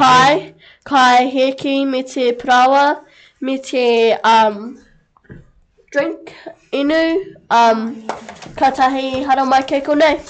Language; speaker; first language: Māori; non-native, local second language; English